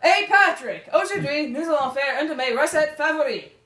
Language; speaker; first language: French; non-native, learner; English